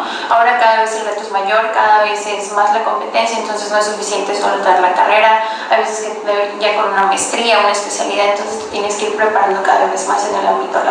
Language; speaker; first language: Spanish; native; Spanish